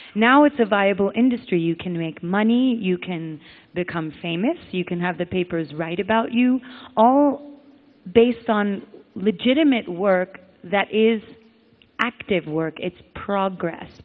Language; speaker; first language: English; native; English